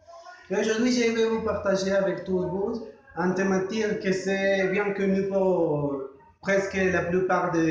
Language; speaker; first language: French; non-native, learner; Spanish